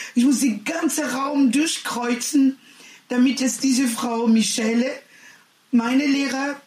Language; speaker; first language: German; non-native, learner; French